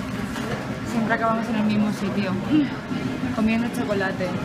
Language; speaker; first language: Spanish; native; Spanish